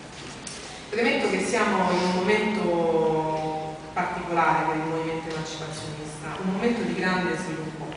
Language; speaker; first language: Italian; native; Italian